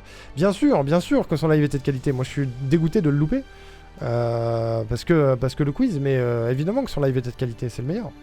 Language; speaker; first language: French; native; French